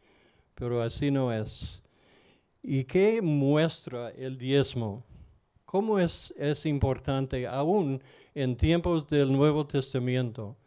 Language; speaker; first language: Spanish; non-native, fluent; English